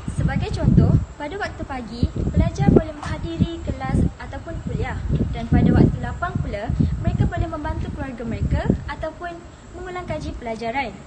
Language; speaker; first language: Malay; native; Malay